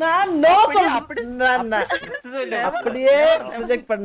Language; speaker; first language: Tamil; non-native, learner; Malayalam